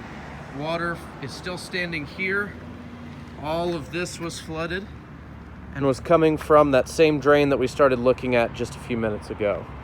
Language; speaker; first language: English; native; English